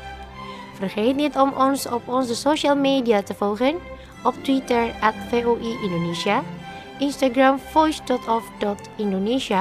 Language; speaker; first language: Dutch; non-native, learner; Indonesian